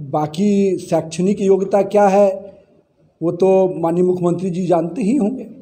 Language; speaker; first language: Hindi; native; Hindi